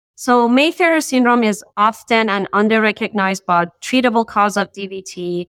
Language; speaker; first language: English; non-native, fluent; Persian